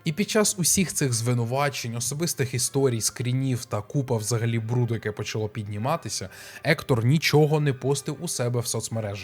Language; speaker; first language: Ukrainian; native; Ukrainian